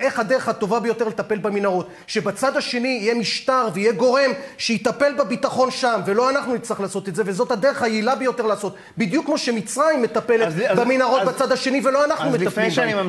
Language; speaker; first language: Hebrew; native; Hebrew